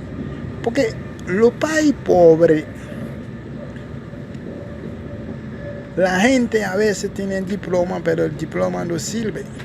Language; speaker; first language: Spanish; non-native, fluent; Haitian Creole